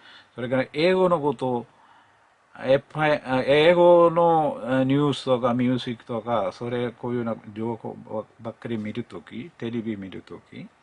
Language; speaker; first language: Japanese; non-native, learner; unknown